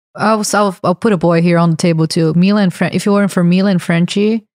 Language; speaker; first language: English; non-native, fluent; Portuguese